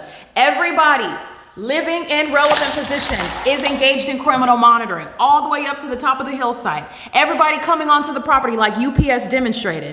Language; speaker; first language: English; native; English